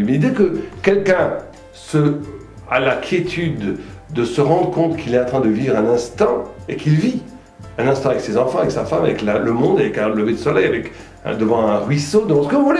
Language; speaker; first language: French; native; French